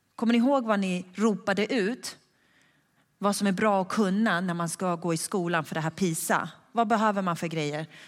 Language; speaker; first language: Swedish; early bilingual, other home language; Persian